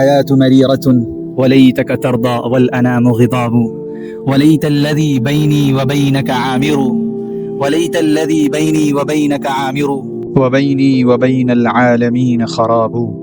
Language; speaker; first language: Arabic; non-native, fluent; Urdu